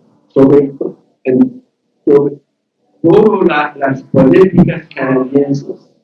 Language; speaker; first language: Spanish; non-native, learner; English